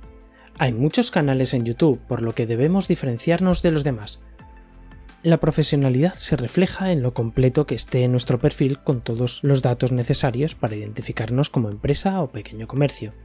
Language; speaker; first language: Spanish; native; Spanish